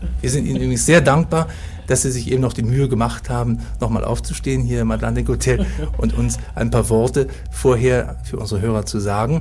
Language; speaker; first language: German; native; German